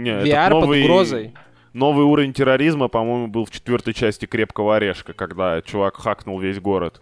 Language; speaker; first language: Russian; native; Russian